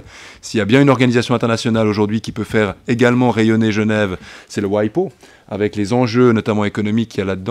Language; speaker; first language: French; native; French